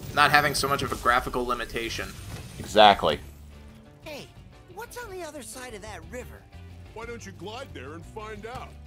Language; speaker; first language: English; native; English